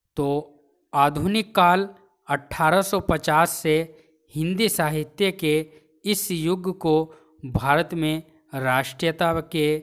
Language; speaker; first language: Hindi; native; Hindi